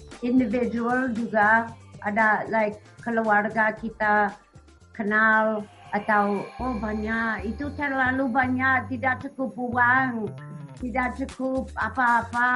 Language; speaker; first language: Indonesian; non-native, learner; English